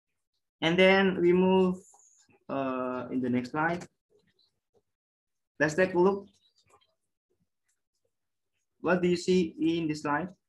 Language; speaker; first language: English; non-native, learner; Indonesian